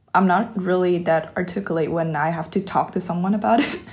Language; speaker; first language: English; non-native, fluent; Vietnamese